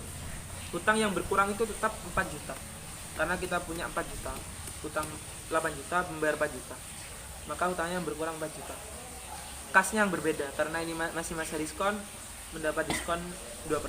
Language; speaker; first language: Indonesian; native; Indonesian